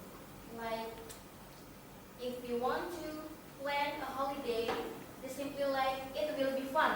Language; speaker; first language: English; non-native, fluent; Indonesian